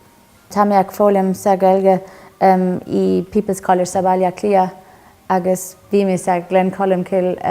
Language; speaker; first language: Irish; non-native, learner; German